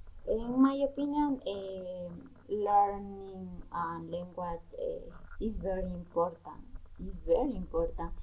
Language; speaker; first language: English; non-native, learner; Spanish